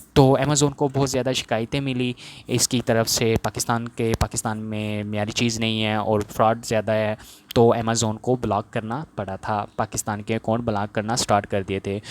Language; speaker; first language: Urdu; non-native, local second language; Punjabi